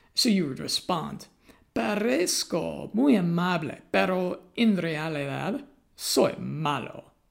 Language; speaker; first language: Spanish; non-native, learner; English